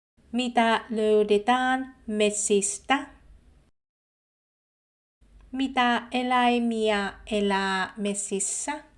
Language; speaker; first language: Finnish; non-native, fluent; Vietnamese